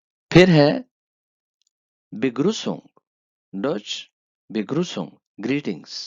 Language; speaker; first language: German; non-native, fluent; Urdu